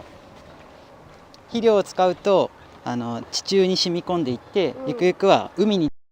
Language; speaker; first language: Japanese; native; Japanese